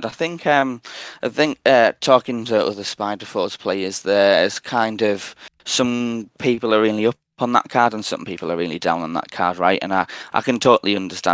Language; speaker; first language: English; native; English